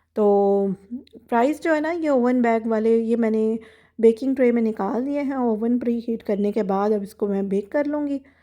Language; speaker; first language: Urdu; native; Urdu